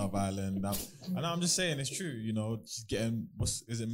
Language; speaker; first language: English; native; English